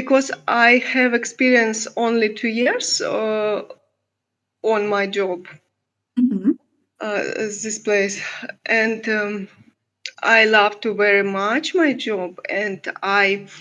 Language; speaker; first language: English; non-native, learner; Russian